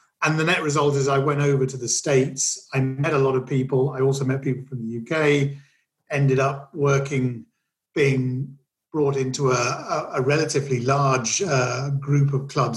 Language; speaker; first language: English; native; English